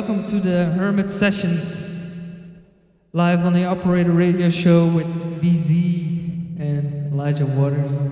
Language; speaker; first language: English; non-native, fluent; Dutch